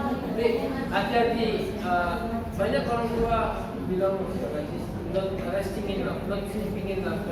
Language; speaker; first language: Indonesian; non-native, learner; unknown